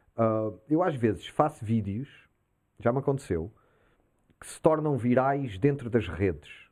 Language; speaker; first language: Portuguese; early bilingual, heritage; Portuguese